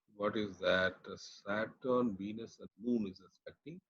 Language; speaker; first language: English; non-native, local second language; Tamil